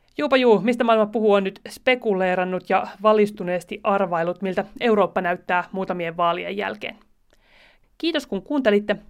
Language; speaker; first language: Finnish; native; Finnish